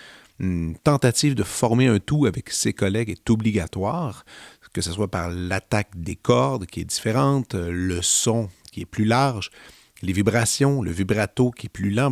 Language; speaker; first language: French; native; French